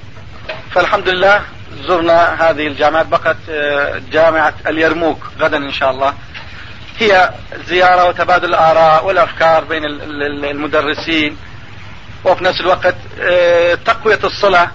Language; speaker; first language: Arabic; non-native, fluent; Turkish